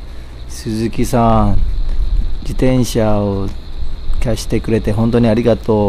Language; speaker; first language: Japanese; non-native, learner; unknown